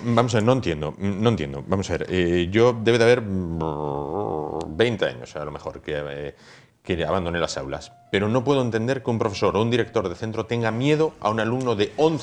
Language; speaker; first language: Spanish; native; Spanish